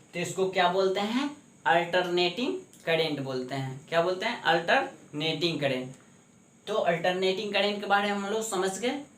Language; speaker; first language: Hindi; native; Hindi